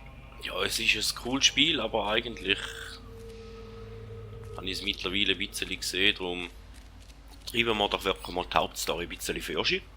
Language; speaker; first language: German; native; German